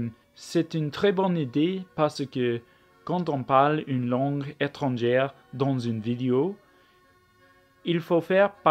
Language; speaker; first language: French; non-native, learner; English